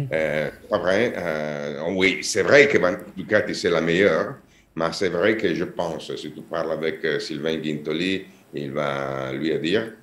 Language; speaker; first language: French; non-native, learner; Italian